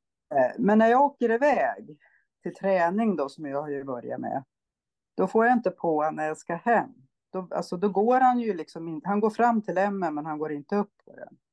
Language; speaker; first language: Swedish; native; Swedish